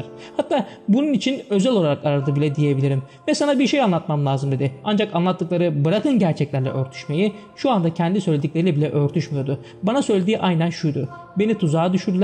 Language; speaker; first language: Turkish; native; Turkish